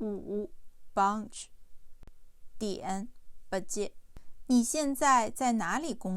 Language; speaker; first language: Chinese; non-native, fluent; Urdu